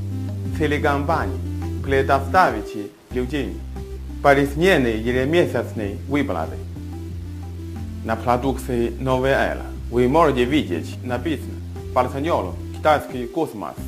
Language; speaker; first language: Russian; non-native, learner; Chinese